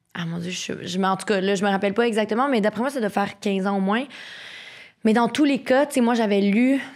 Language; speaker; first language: French; native; French